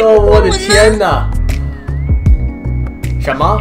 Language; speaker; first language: Chinese; non-native, fluent; English